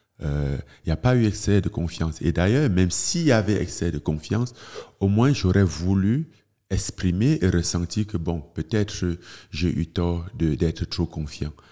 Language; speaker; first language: French; non-native, local second language; Ghomala